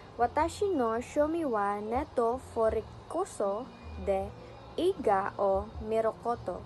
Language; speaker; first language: Japanese; non-native, learner; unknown